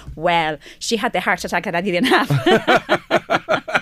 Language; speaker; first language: English; non-native, fluent; Spanish